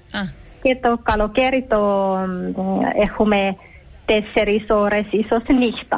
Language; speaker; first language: Greek; early bilingual, heritage; Greek